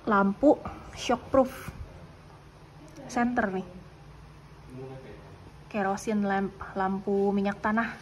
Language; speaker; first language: Indonesian; native; Indonesian